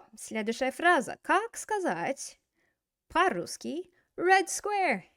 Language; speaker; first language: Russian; non-native, fluent; English